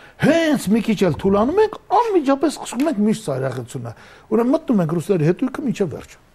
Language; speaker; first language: Armenian; native; Armenian